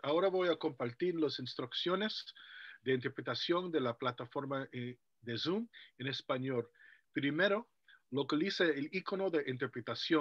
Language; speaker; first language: Spanish; non-native, fluent; English